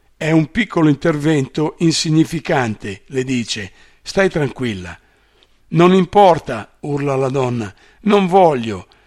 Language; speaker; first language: Italian; native; Italian